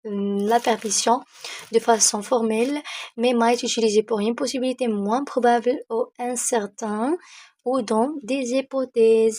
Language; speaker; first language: French; non-native, local second language; Arabic